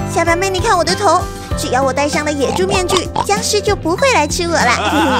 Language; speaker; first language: Chinese; native; Chinese